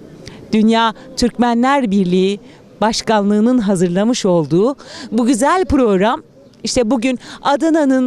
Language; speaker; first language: Turkish; native; Turkish